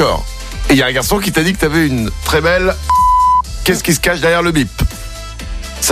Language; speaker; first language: French; native; French